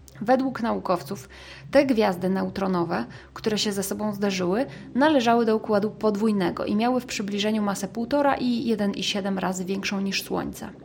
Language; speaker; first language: Polish; native; Polish